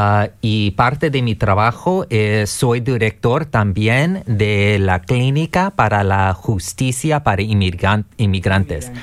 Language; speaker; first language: Spanish; non-native, learner; English